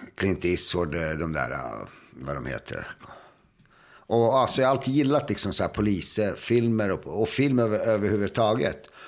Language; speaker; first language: Swedish; early bilingual, other home language; Serbian